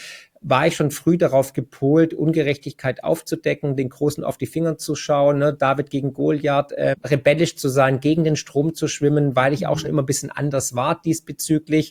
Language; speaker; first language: German; native; German